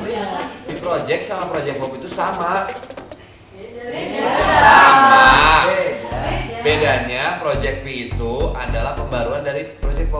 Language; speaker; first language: Indonesian; native; Indonesian